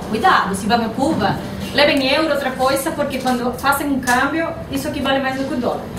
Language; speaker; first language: Portuguese; non-native, fluent; Spanish